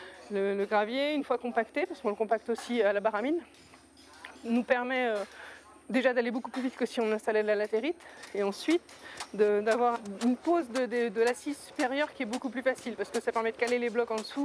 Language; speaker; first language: French; native; French